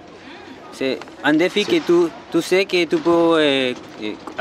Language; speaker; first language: French; non-native, learner; Spanish